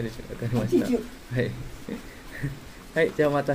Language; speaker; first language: Japanese; non-native, learner; Indonesian